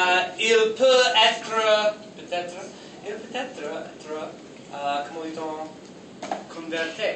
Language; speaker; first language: French; non-native, local second language; English